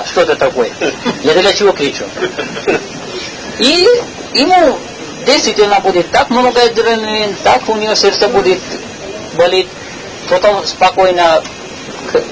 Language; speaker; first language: Russian; non-native, learner; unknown